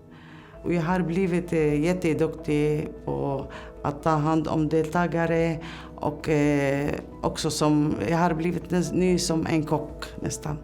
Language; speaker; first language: Swedish; non-native, fluent; Arabic